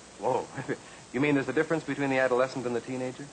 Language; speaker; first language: English; native; English